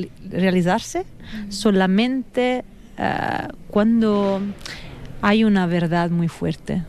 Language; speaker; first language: Spanish; non-native, fluent; Italian